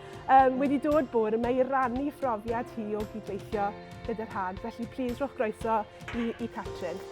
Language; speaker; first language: Welsh; native; Welsh